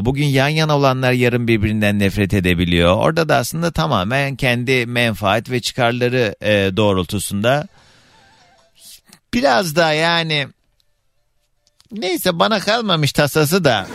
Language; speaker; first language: Turkish; native; Turkish